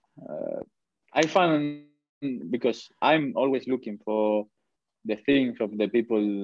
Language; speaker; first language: English; non-native, learner; Spanish